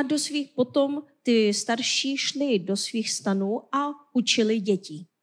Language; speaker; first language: Czech; non-native, fluent; Korean